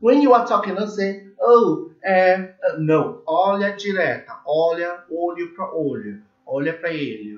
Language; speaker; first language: Portuguese; non-native, learner; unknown